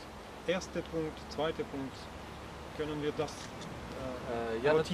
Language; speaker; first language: German; non-native, learner; Russian